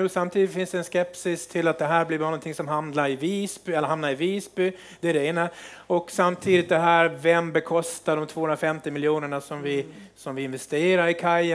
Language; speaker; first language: Swedish; native; Swedish